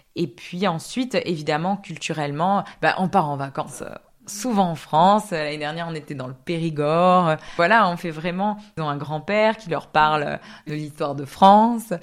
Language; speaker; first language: French; native; French